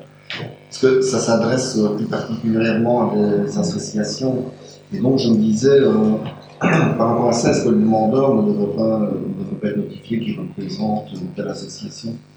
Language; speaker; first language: French; native; French